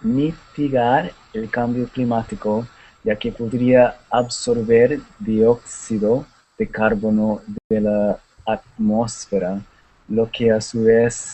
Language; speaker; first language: Spanish; non-native, learner; English